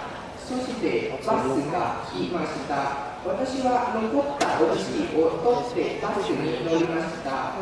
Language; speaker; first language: Japanese; non-native, learner; Lao